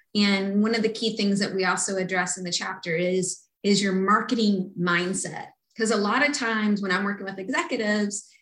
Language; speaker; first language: English; native; English